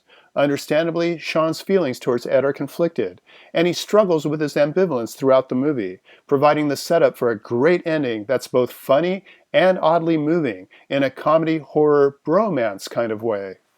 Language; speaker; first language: English; native; English